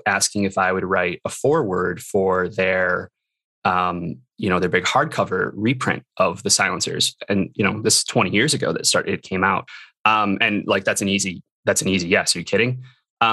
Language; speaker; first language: English; native; English